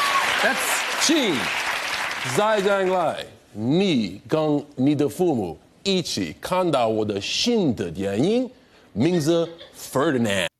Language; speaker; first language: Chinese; non-native, learner; English